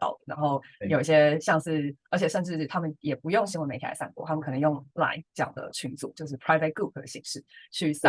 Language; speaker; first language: Chinese; native; Chinese